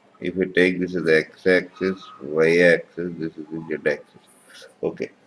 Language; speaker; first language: English; non-native, local second language; Urdu